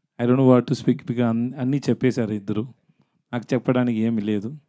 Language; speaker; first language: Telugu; non-native, learner; Tamil